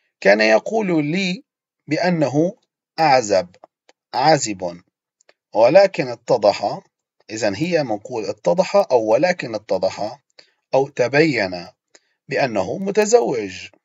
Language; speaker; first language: Arabic; non-native, fluent; Turkish